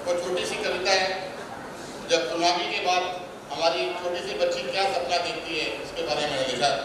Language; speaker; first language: Hindi; non-native, local second language; Tamil